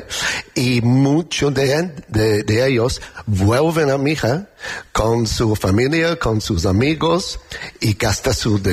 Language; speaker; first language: Spanish; non-native, learner; English